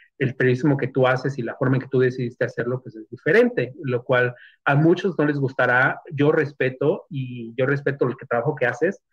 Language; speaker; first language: Spanish; native; Spanish